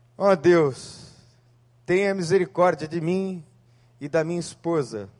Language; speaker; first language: Portuguese; native; Portuguese